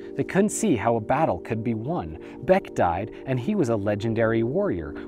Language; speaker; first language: English; native; English